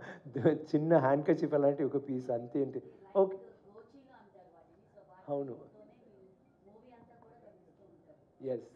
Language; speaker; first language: Telugu; non-native, learner; Tamil